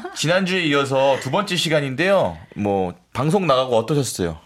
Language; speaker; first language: Korean; native; Korean